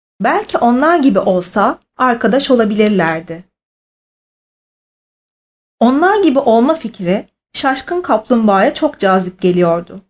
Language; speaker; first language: Turkish; native; Turkish